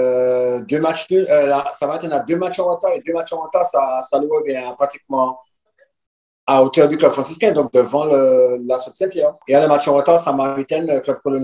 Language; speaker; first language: French; native; French